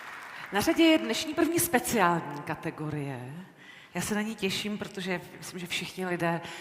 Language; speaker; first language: Czech; native; Czech